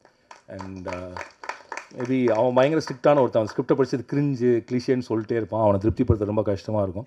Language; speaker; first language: Tamil; native; Tamil